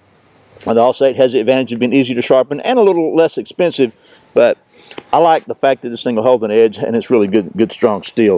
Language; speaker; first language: English; native; English